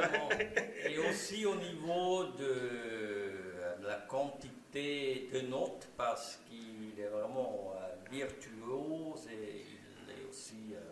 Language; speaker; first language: French; non-native, local second language; German